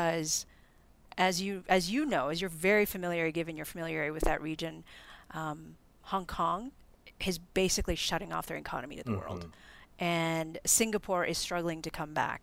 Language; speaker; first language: English; non-native, local second language; Filipino